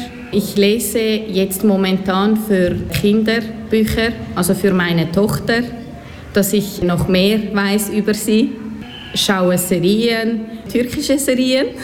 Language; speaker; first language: German; early bilingual, other home language; Turkish